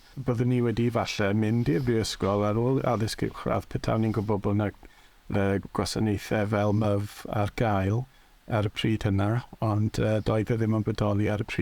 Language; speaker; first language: Welsh; native; Welsh